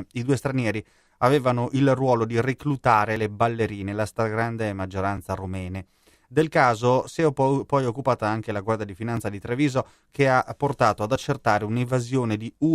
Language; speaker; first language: Italian; native; Italian